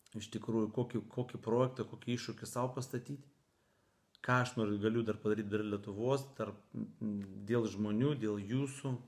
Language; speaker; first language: Lithuanian; native; Lithuanian